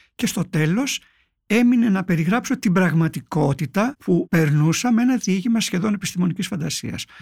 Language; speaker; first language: Greek; native; Greek